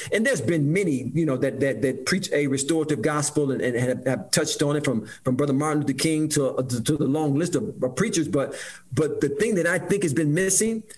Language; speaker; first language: English; native; English